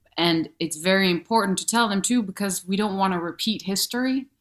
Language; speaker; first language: English; non-native, fluent; Danish